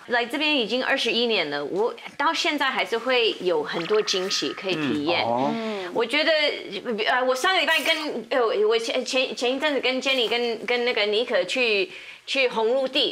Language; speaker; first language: Chinese; non-native, fluent; Thai